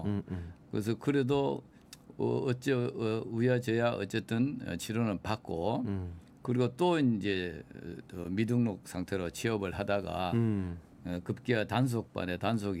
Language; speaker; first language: Korean; native; Korean